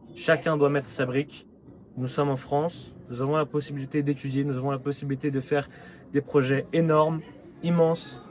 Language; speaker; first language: French; native; French